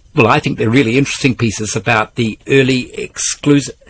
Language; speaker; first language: English; native; English